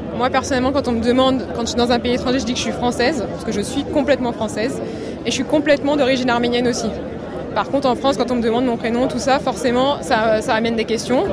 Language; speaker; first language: French; native; French